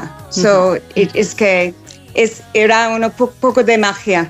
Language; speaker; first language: Spanish; non-native, fluent; English